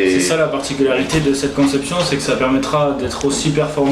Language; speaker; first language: French; native; French